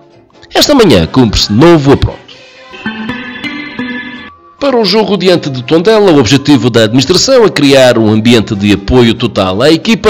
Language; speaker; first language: Portuguese; native; Portuguese